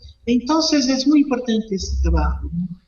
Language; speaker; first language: Spanish; non-native, learner; Portuguese